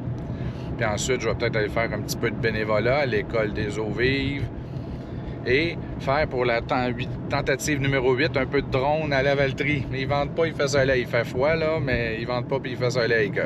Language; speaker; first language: French; native; French